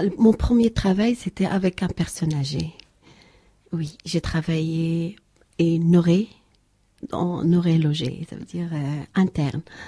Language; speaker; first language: French; non-native, learner; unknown